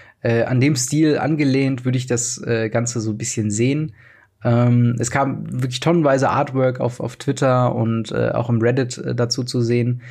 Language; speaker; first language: German; native; German